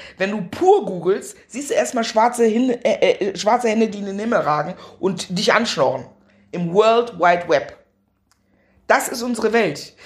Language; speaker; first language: German; early bilingual, other home language; Akan